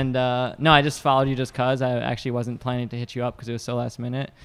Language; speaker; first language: English; native; English